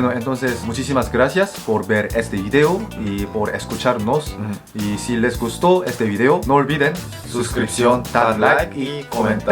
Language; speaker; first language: Spanish; non-native, fluent; Korean